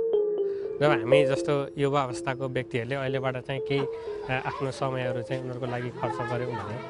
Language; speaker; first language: Nepali; native; Nepali